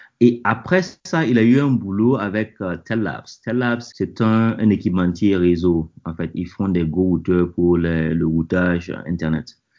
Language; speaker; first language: French; non-native, local second language; Mossi